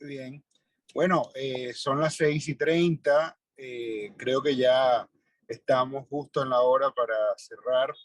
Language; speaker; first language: Spanish; native; Spanish